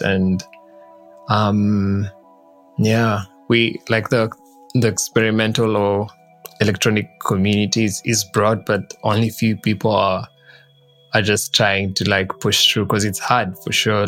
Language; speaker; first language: English; non-native, local second language; Kikuyu